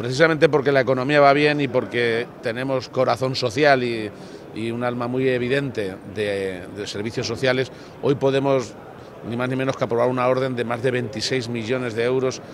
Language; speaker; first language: Spanish; native; Spanish